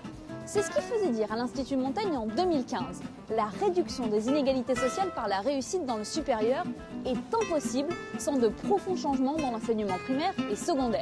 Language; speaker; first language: French; native; French